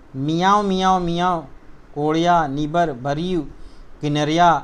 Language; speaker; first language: Hindi; non-native, local second language; Marathi